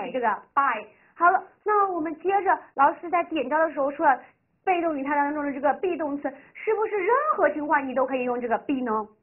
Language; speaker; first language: Chinese; native; Chinese